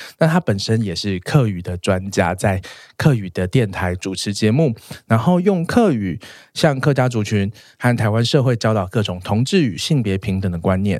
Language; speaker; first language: Chinese; native; Chinese